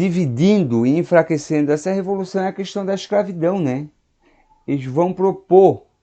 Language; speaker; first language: Portuguese; native; Portuguese